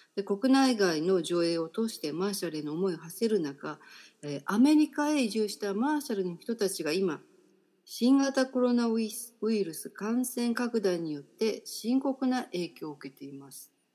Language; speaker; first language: Japanese; native; Japanese